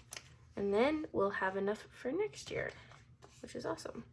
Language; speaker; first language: English; native; English